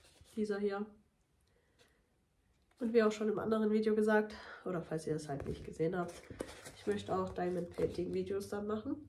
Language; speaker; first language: German; native; German